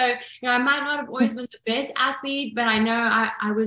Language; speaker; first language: English; non-native, local second language; Afrikaans